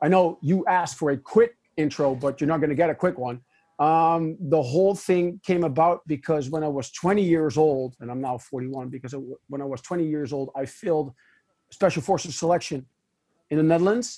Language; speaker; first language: English; non-native, fluent; Dutch